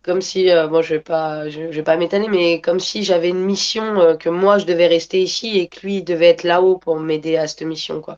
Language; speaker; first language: French; native; French